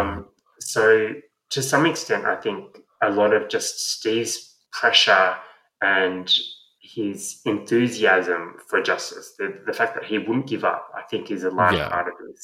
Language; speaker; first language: English; native; English